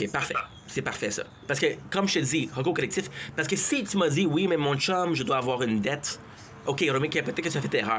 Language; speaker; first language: French; native; French